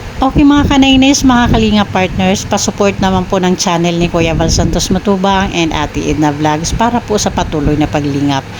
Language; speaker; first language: Filipino; native; Filipino